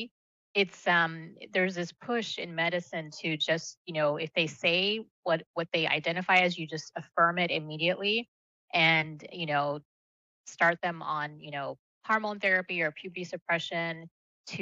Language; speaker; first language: English; early bilingual, other home language; Malayalam